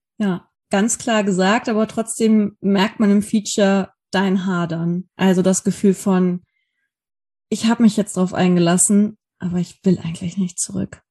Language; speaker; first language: German; native; German